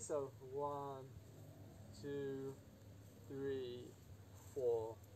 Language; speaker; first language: English; native; English